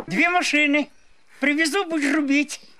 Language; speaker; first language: Russian; native; Russian